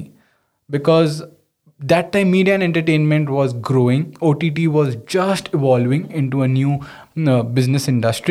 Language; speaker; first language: English; non-native, local second language; Hindi